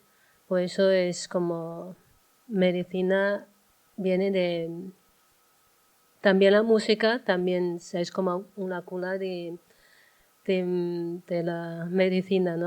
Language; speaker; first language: Spanish; non-native, learner; Chinese